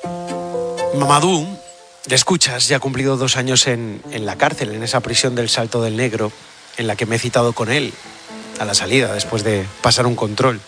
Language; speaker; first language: Spanish; native; Spanish